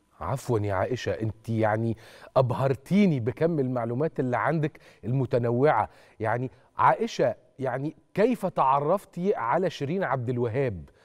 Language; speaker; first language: Arabic; native; Arabic